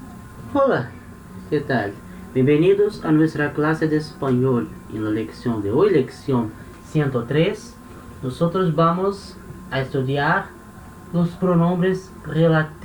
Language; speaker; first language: Spanish; non-native, fluent; Portuguese